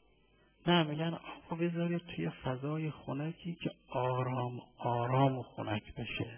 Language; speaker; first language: Persian; native; Persian